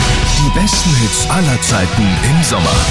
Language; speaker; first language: German; native; German